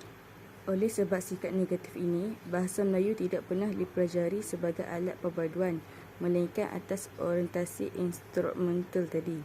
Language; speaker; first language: Malay; native; Malay